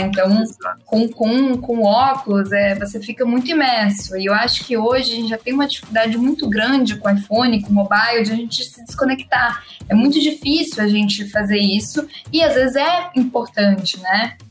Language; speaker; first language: Portuguese; native; Portuguese